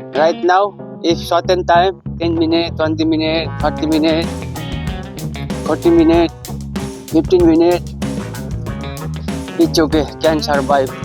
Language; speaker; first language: English; non-native, learner; Nepali